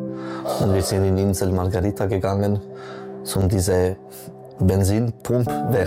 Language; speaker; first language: German; non-native, local second language; French